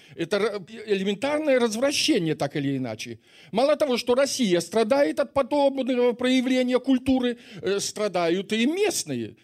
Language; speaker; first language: Russian; native; Russian